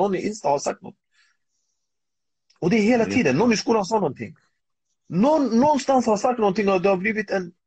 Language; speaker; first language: Swedish; early bilingual, other home language; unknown